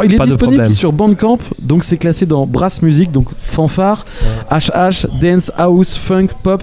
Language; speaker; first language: French; native; French